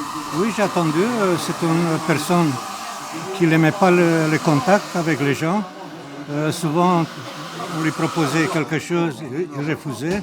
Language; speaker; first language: French; non-native, fluent; Romanian